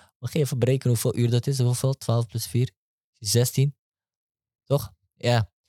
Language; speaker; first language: Dutch; early bilingual, other home language; Turkish